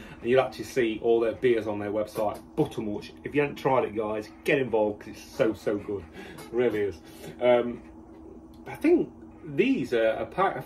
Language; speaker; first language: English; native; English